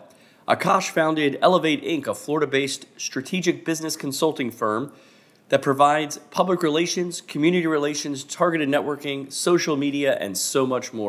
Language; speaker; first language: English; native; English